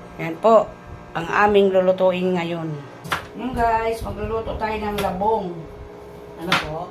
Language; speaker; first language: Filipino; native; Filipino